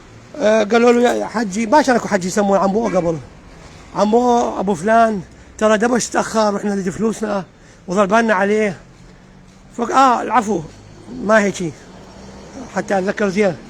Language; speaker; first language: Arabic; native; Arabic